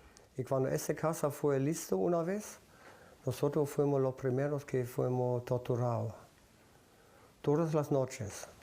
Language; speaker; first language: Spanish; early bilingual, other home language; German